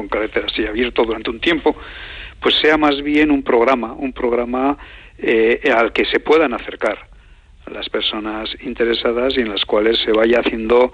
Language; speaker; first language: Spanish; native; Spanish